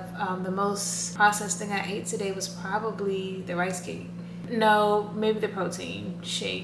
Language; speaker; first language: English; native; English